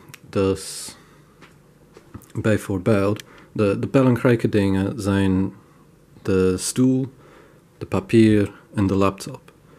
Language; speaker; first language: Dutch; non-native, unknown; English